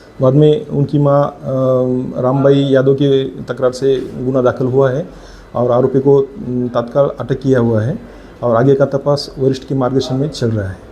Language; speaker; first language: Hindi; non-native, local second language; Marathi